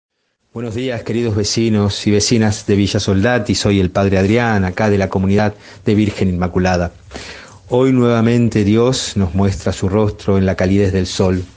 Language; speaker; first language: Spanish; native; Spanish